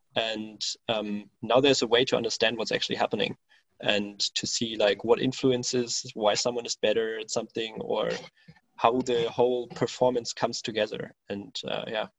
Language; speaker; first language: English; non-native, fluent; German